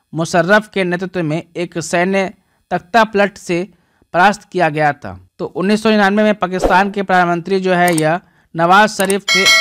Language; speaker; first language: Hindi; native; Hindi